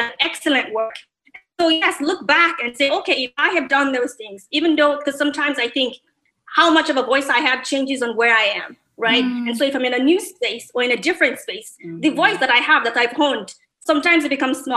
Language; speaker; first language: English; non-native, local second language; Yoruba